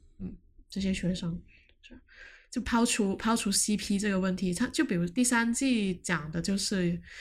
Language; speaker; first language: Chinese; non-native, local second language; Cantonese